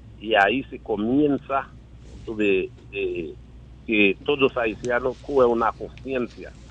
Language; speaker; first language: Spanish; non-native, learner; Haitian Creole